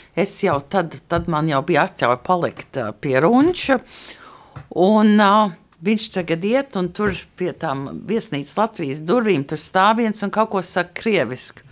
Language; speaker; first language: Latvian; early bilingual, heritage; Latvian